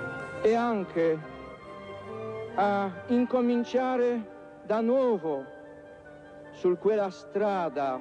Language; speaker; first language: Italian; non-native, fluent; Polish